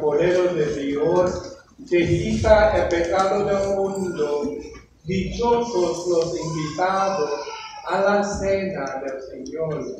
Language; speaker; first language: Spanish; non-native, learner; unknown